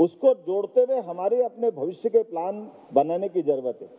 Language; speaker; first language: Hindi; native; Hindi